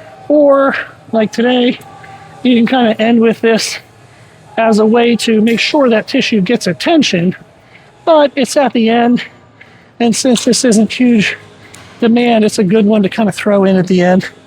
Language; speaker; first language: English; native; English